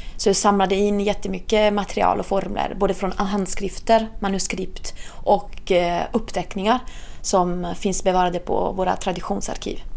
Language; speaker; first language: Swedish; non-native, fluent; Italian